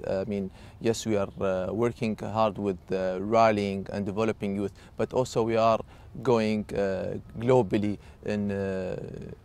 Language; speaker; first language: English; non-native, fluent; Arabic